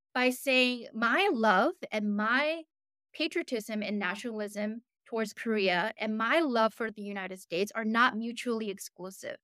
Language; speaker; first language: English; early bilingual, other home language; Korean